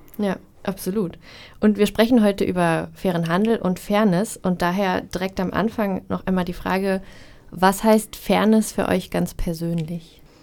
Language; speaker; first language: German; native; German